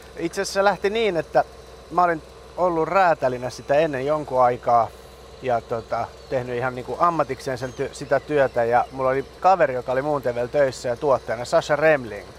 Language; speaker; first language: Finnish; early bilingual, other home language; Persian